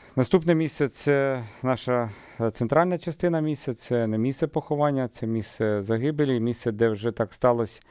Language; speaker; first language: Ukrainian; native; Ukrainian